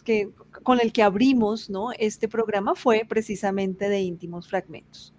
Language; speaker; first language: Spanish; native; Spanish